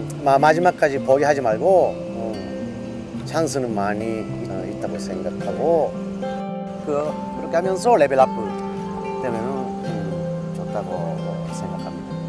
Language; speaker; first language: Korean; early bilingual, heritage; Japanese